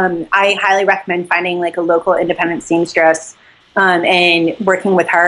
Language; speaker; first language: English; native; English